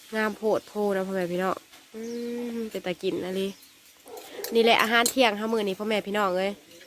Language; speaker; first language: Thai; native; Thai